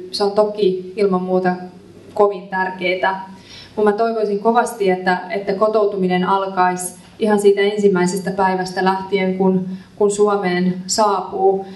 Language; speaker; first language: Finnish; early bilingual, other home language; Persian